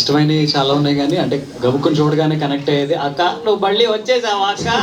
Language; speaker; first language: Telugu; native; Telugu